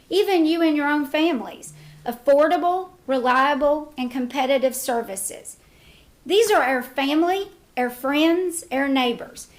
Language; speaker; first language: English; native; English